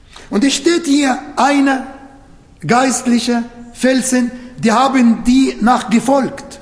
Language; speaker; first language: German; non-native, fluent; Arabic